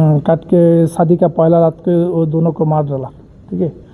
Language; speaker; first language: Hindi; non-native, learner; Bangla